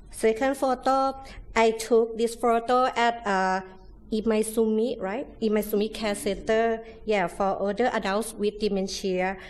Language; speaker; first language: English; non-native, learner; Thai